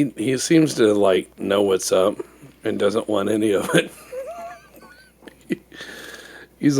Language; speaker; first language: English; native; English